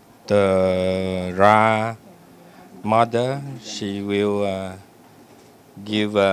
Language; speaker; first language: English; non-native, learner; Vietnamese